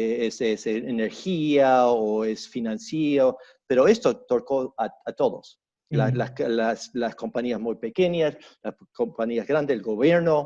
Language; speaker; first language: Spanish; early bilingual, heritage; Spanish